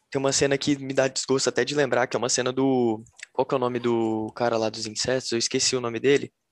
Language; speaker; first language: Portuguese; native; Portuguese